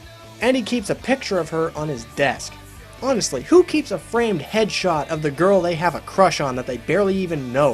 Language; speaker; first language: English; native; English